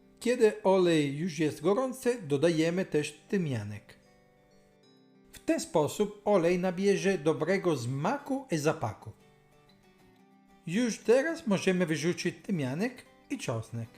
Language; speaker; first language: Polish; non-native, learner; Italian